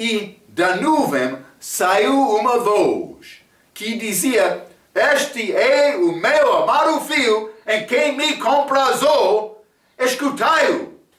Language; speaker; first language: Portuguese; non-native, fluent; English